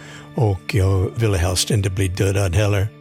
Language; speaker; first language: Swedish; non-native, fluent; English